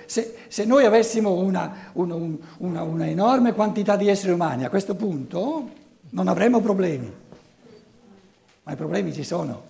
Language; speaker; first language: Italian; native; Italian